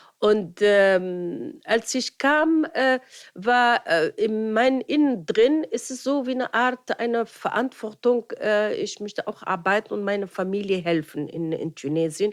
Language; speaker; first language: German; non-native, fluent; Arabic